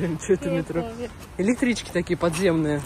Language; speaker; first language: Russian; native; Russian